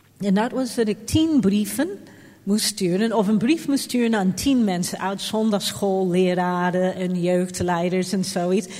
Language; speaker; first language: Dutch; non-native, fluent; English